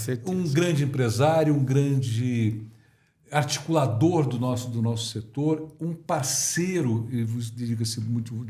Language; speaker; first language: Portuguese; native; Portuguese